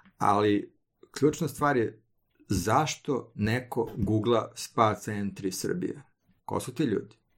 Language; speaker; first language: Serbian; native; Serbian